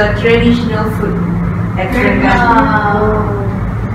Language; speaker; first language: English; non-native, local second language; Malay